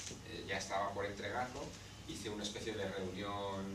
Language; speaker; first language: Spanish; native; Spanish